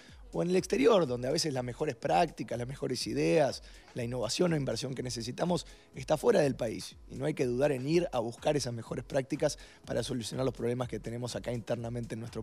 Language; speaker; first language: Spanish; native; Spanish